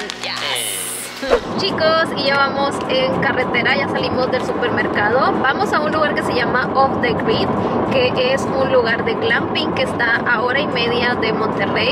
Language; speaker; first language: Spanish; native; Spanish